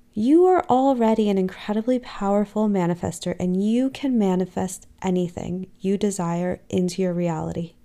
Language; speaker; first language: English; native; English